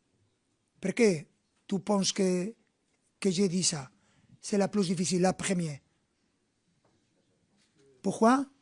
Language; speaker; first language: French; non-native, fluent; Spanish